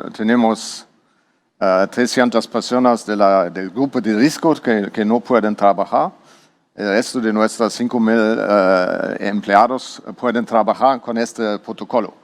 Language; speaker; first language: Spanish; non-native, learner; German